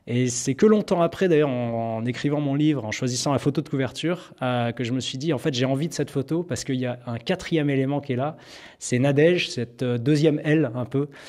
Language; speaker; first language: French; native; French